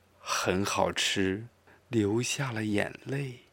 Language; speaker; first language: Chinese; native; Chinese